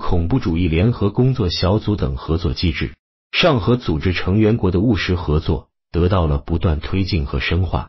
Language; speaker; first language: Chinese; native; Chinese